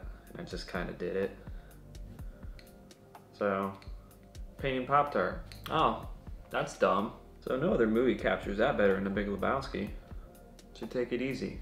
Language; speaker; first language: English; native; English